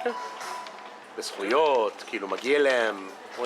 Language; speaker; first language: Hebrew; non-native, fluent; English